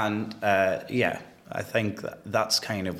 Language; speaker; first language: English; native; English